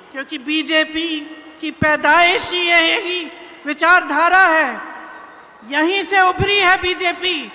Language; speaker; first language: Hindi; native; Hindi